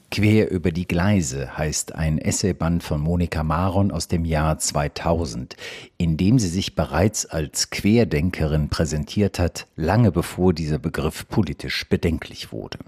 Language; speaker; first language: German; native; German